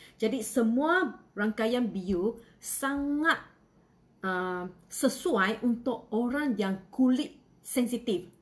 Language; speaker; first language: Malay; non-native, local second language; Chinese